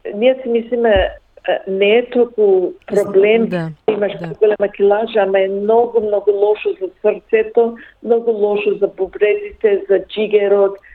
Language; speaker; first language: Macedonian; early bilingual, heritage; Macedonian